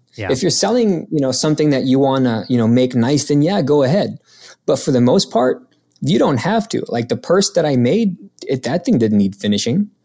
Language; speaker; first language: English; non-native, local second language; Filipino